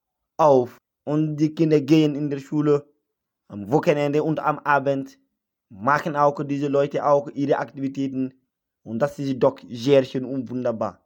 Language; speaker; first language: German; non-native, learner; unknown